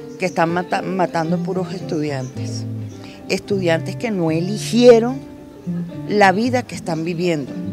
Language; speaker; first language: Spanish; native; Spanish